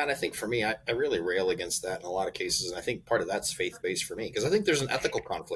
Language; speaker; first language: English; native; English